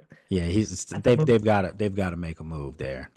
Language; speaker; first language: English; native; English